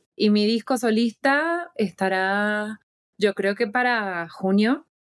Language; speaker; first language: Spanish; native; Spanish